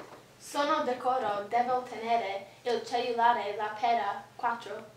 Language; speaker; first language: Italian; non-native, learner; English